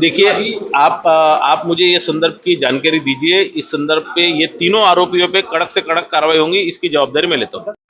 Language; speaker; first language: Hindi; non-native, local second language; Marathi